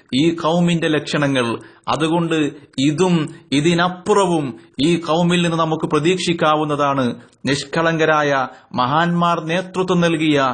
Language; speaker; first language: Malayalam; native; Malayalam